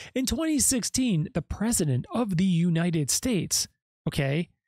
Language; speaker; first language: English; native; English